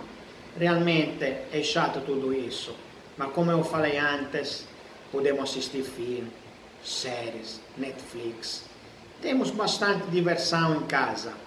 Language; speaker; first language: Portuguese; non-native, fluent; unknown